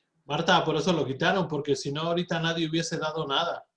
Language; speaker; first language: Spanish; native; Spanish